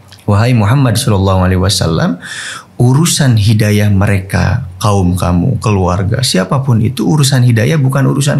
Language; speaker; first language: Indonesian; native; Indonesian